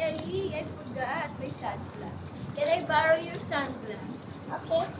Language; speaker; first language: English; non-native, local second language; Filipino